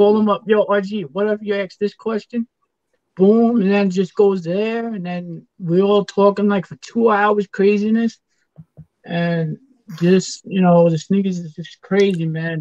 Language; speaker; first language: English; native; English